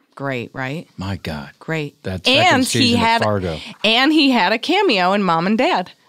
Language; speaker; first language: English; native; English